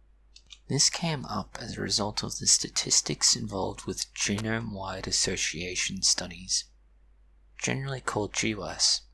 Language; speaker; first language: English; native; English